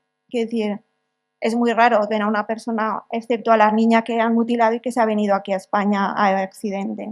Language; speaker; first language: Spanish; native; Spanish